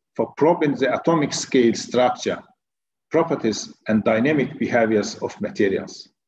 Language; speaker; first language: English; non-native, fluent; Turkish